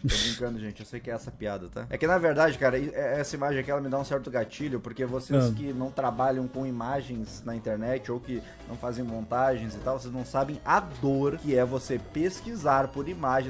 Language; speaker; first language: Portuguese; native; Portuguese